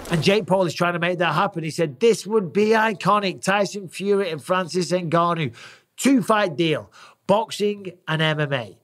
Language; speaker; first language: English; native; English